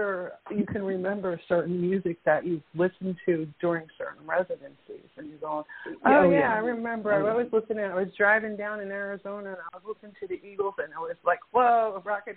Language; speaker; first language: English; native; English